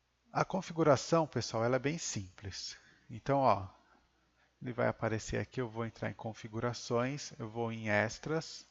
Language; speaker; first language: Portuguese; native; Portuguese